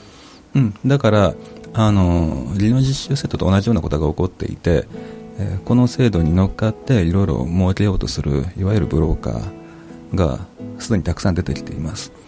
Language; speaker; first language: Japanese; native; Japanese